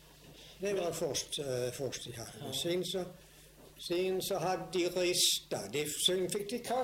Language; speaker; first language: Swedish; native; Swedish